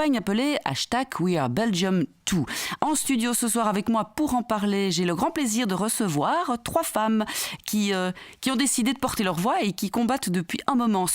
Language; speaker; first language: French; native; French